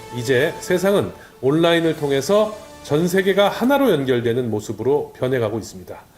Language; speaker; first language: Korean; native; Korean